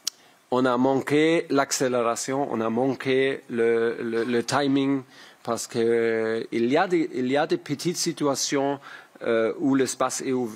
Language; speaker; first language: French; non-native, learner; German